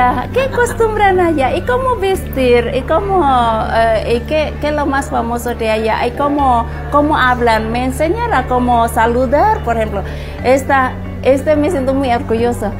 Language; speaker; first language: Spanish; non-native, learner; Indonesian